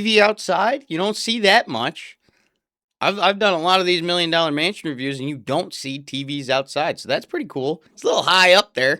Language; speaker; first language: English; native; English